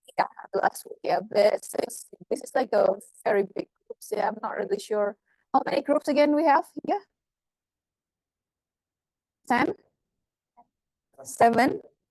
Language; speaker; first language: English; non-native, fluent; Indonesian